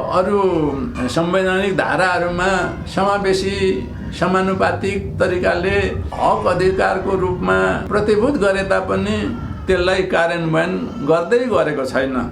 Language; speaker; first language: Nepali; non-native, local second language; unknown